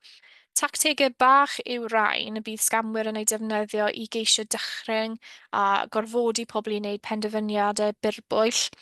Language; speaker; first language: Welsh; native; Welsh